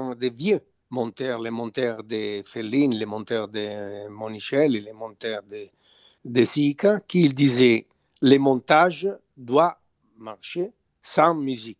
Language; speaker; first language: French; non-native, fluent; Italian